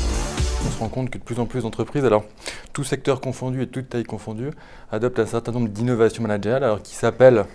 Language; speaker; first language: French; native; French